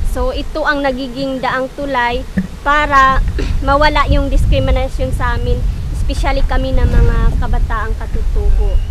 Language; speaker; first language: Filipino; non-native, local second language; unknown